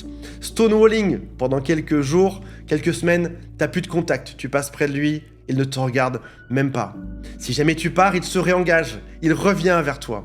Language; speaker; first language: French; native; French